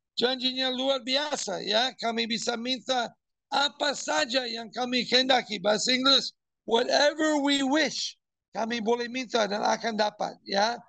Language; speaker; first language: Indonesian; non-native, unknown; English